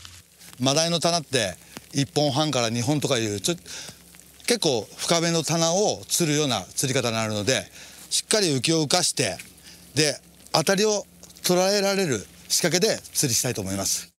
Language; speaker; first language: Japanese; native; Japanese